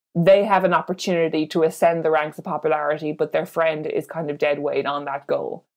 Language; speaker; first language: English; native; English